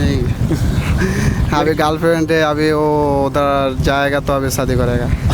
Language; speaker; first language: Hindi; non-native, learner; Bangla